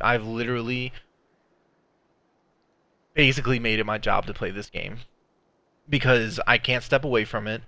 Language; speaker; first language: English; native; English